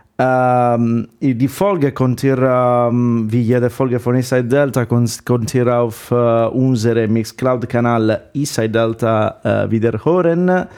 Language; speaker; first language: German; non-native, learner; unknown